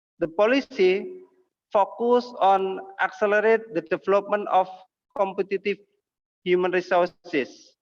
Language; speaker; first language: English; non-native, learner; Indonesian